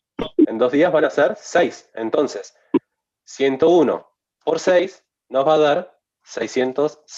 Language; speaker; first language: Spanish; native; Spanish